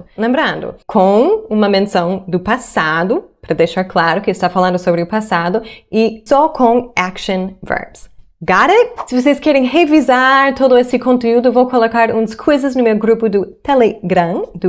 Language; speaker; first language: Portuguese; non-native, fluent; English